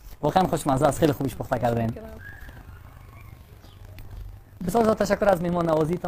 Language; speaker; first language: Persian; native; Persian